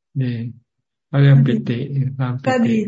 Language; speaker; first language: Thai; native; Thai